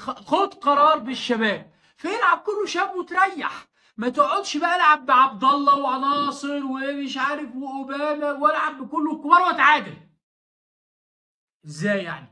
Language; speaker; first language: Arabic; native; Arabic